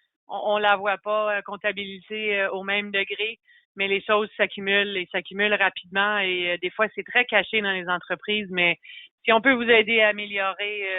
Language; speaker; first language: French; native; French